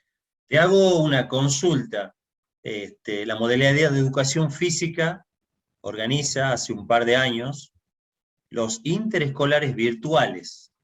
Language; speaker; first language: Spanish; native; Spanish